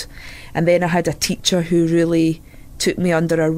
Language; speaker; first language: English; native; English